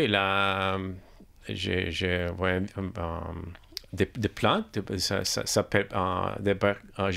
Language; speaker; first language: French; non-native, learner; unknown